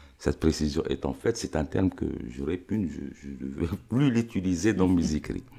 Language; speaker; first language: French; non-native, local second language; Arabic